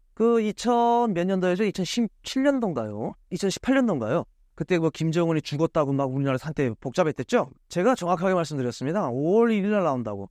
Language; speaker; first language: Korean; native; Korean